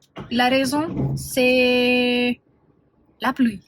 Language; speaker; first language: French; non-native, fluent; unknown